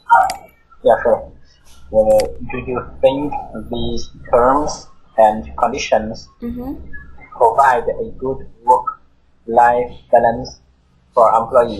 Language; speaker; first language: English; non-native, learner; Vietnamese